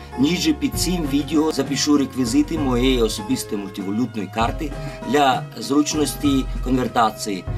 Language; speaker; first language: Ukrainian; non-native, fluent; Russian